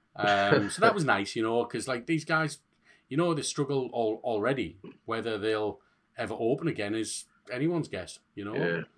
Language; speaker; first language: English; native; English